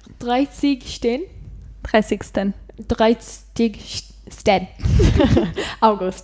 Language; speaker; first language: German; non-native, learner; English